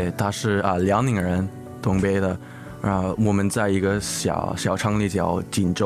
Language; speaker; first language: Chinese; early bilingual, heritage; English